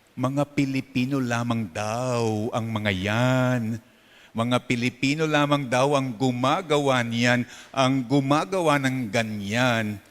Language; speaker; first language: Filipino; non-native, local second language; Pampanga